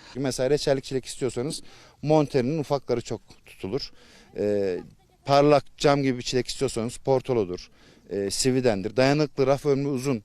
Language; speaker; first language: Turkish; native; Turkish